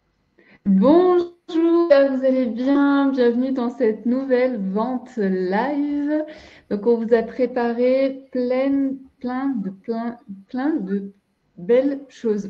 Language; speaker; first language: French; native; French